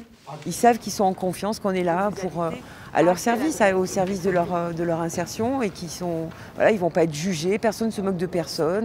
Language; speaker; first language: French; native; French